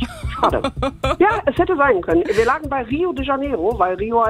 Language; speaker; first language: German; native; German